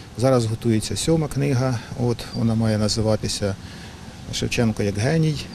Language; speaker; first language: Ukrainian; native; Ukrainian